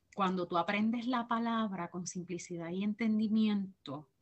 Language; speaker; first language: Spanish; native; Spanish